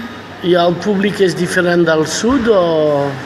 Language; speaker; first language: Catalan; non-native, fluent; French